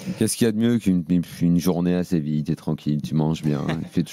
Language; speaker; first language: French; native; French